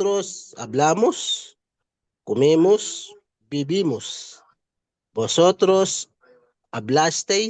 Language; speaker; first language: Spanish; non-native, learner; Filipino